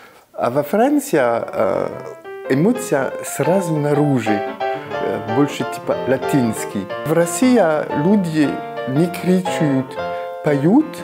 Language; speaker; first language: Russian; non-native, fluent; French